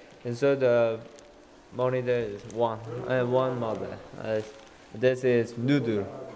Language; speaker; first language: English; non-native, learner; Korean